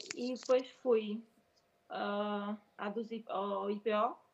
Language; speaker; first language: Portuguese; native; Portuguese